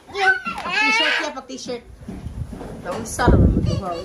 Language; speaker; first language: Filipino; non-native, local second language; Hiligaynon